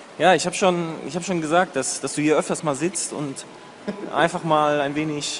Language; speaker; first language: German; native; German